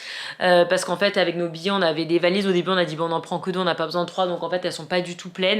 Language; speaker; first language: French; native; French